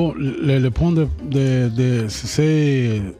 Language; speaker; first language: French; non-native, learner; Spanish